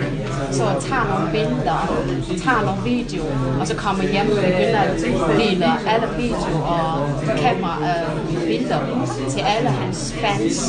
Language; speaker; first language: Danish; non-native, fluent; Chinese